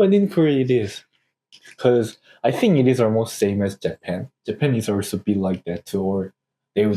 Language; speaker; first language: English; non-native, learner; Korean